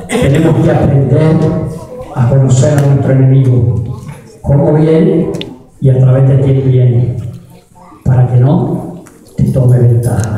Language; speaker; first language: Spanish; native; Spanish